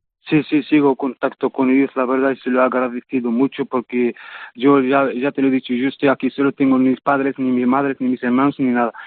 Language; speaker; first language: Spanish; non-native, fluent; Arabic